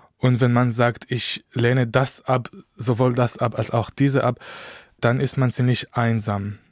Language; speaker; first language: German; non-native, fluent; Hebrew